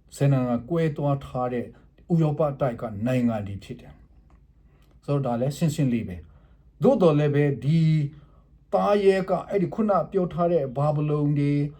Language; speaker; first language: Burmese; non-native, local second language; Hakha Chin